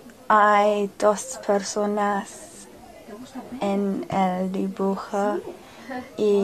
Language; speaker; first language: Spanish; non-native, learner; English